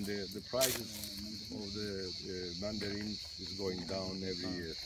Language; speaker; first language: English; non-native, learner; Arabic